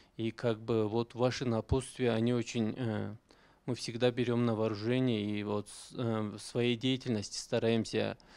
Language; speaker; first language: Russian; non-native, local second language; Karachay-Balkar